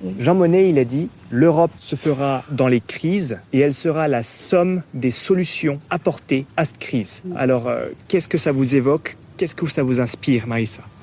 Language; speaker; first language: French; native; French